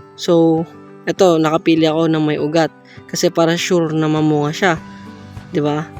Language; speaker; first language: Filipino; non-native, local second language; Cebuano